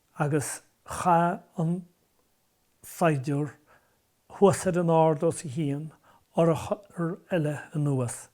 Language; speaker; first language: Irish; native; Irish